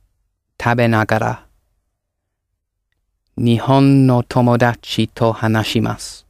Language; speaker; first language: Japanese; non-native, learner; English